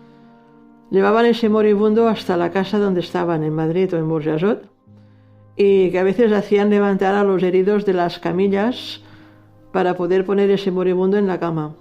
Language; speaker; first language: Spanish; native; Spanish